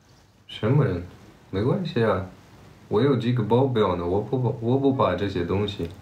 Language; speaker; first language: Chinese; early bilingual, heritage; Chinese